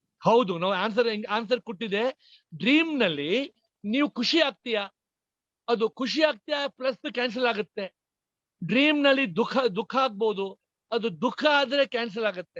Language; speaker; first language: Kannada; non-native, local second language; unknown